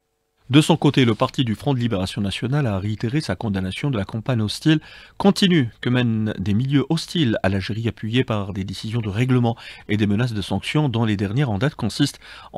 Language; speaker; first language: French; non-native, local second language; Arabic